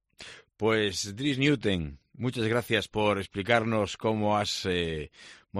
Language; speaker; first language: Spanish; native; Spanish